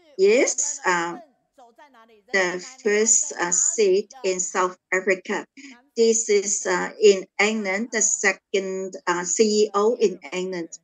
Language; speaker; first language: English; non-native, learner; Chinese